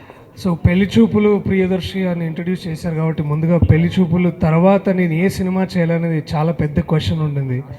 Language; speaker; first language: Telugu; native; Telugu